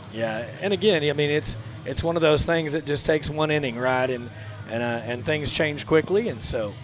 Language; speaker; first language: English; native; English